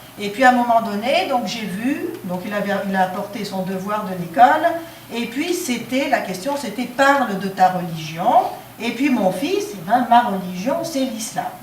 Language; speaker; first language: French; non-native, local second language; Arabic